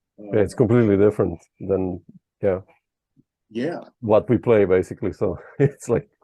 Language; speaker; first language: English; non-native, fluent; Slovenian